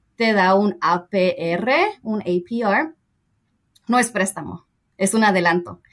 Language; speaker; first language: Spanish; early bilingual, heritage; Spanish